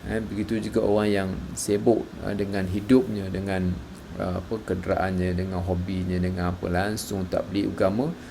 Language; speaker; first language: Malay; native; Malay